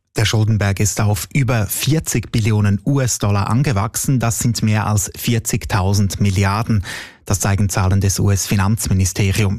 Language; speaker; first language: German; native; German